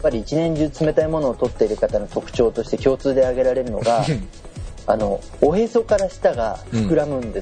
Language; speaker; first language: Japanese; native; Japanese